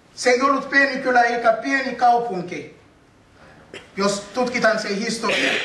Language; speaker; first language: Finnish; non-native, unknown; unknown